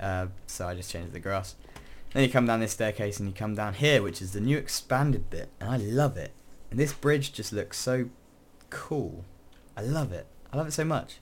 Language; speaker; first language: English; native; English